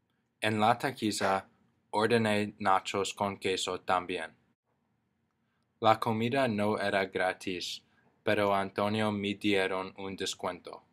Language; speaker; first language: Spanish; non-native, learner; English